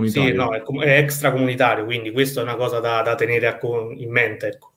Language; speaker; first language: Italian; native; Italian